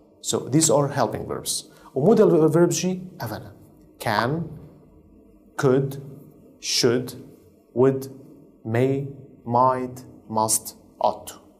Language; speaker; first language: English; non-native, fluent; Central Kurdish